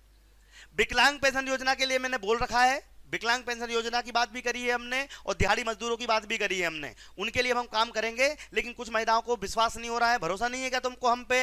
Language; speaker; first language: Hindi; native; Hindi